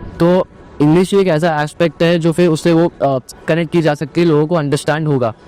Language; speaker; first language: Hindi; native; Hindi